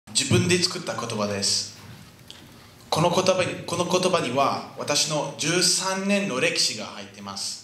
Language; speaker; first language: Japanese; non-native, fluent; French